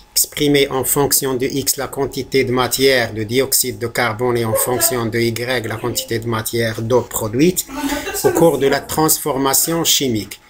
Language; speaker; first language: French; non-native, local second language; Arabic